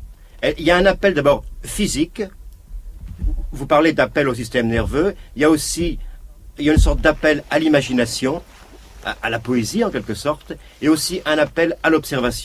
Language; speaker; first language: French; native; French